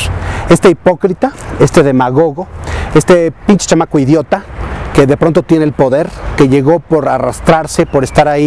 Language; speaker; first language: Spanish; native; Spanish